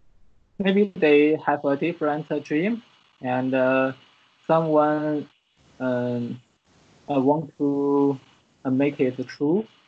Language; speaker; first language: English; non-native, learner; Chinese